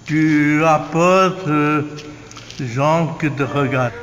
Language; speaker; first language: French; non-native, fluent; Chinese